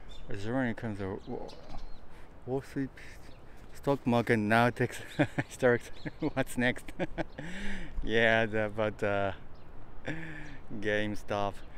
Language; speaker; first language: English; non-native, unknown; Japanese